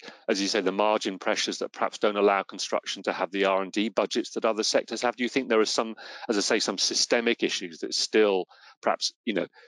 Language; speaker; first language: English; native; English